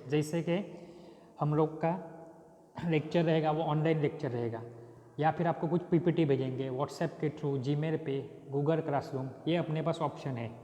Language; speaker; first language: Hindi; non-native, local second language; Marathi